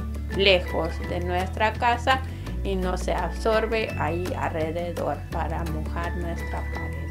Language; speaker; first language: Spanish; non-native, fluent; Hungarian